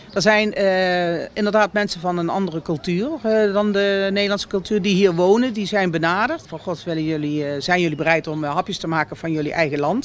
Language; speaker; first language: Dutch; native; Dutch